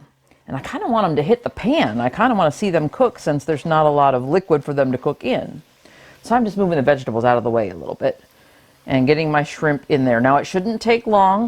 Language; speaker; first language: English; native; English